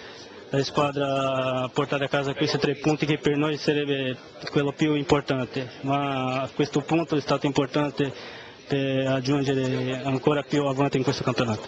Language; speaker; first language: Italian; non-native, learner; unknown